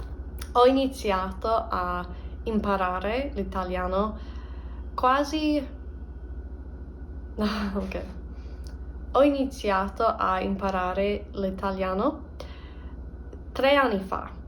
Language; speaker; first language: Italian; non-native, learner; English